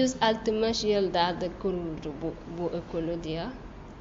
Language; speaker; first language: Turkish; non-native, learner; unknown